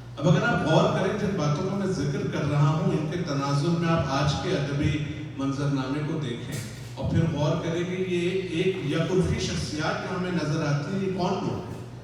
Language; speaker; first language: Urdu; native; Urdu